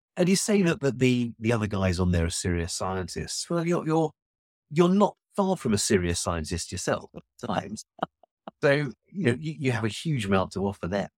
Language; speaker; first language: English; native; English